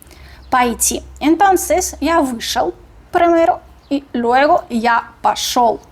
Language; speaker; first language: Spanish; non-native, fluent; Russian